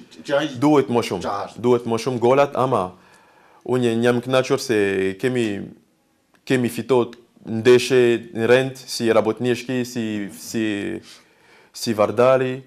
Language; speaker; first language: Albanian; non-native, learner; French